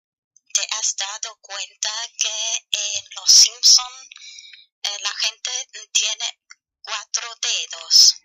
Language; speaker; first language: Spanish; non-native, fluent; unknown